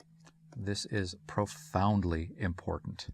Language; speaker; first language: English; native; English